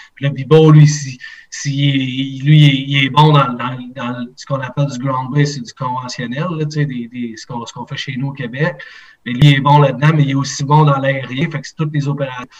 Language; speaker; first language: French; native; French